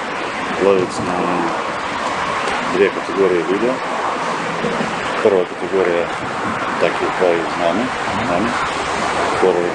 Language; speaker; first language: Slovak; non-native, learner; Russian